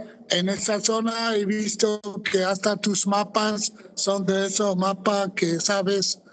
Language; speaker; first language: Spanish; non-native, fluent; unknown